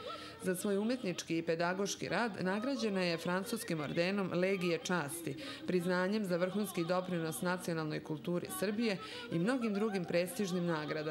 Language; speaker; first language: Serbian; native; Serbian